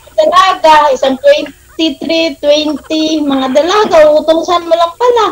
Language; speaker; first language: Filipino; non-native, local second language; Cebuano